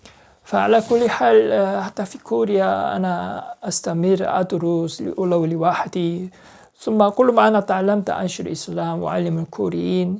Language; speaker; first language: Arabic; non-native, learner; Korean